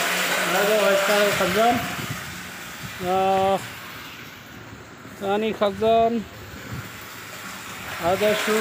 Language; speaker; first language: Arabic; non-native, learner; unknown